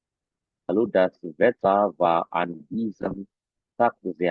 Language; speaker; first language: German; non-native, fluent; Indonesian